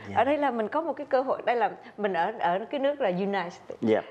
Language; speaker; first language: Vietnamese; native; Vietnamese